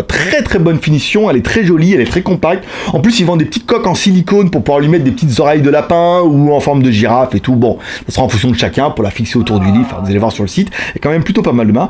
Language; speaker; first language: French; native; French